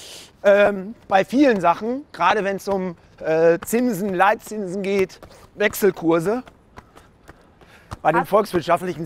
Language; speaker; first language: German; native; German